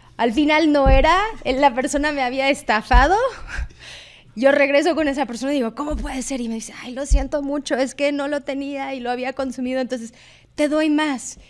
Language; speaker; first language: Spanish; native; Spanish